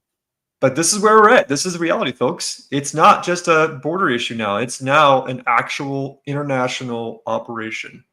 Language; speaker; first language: English; native; English